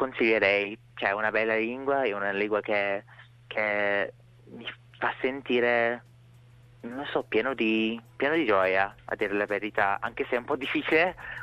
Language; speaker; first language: Italian; non-native, fluent; English